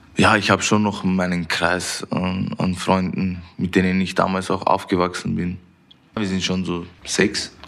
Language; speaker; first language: German; native; German